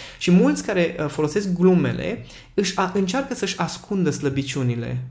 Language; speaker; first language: Romanian; non-native, local second language; Hungarian